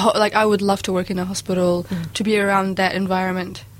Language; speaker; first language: English; early bilingual, other home language; Arabic